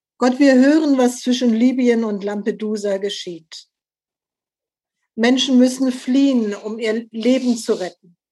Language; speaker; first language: German; native; German